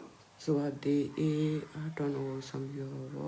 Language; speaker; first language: Swedish; non-native, learner; Urdu